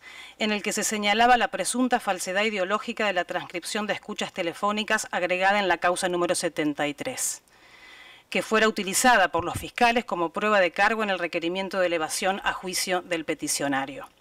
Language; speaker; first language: Spanish; native; Spanish